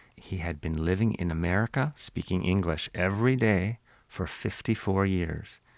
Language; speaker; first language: English; native; English